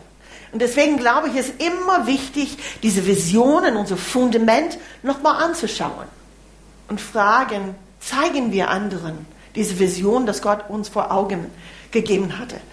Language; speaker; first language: German; non-native, fluent; English